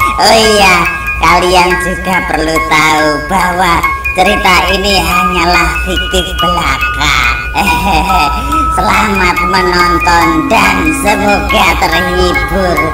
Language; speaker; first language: Indonesian; native; Indonesian